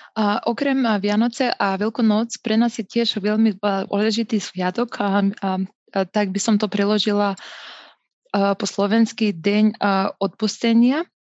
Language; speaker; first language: Slovak; non-native, fluent; Macedonian